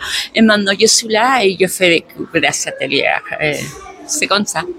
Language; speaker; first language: French; non-native, learner; Spanish